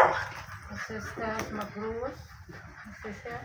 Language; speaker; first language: Dutch; non-native, local second language; Javanese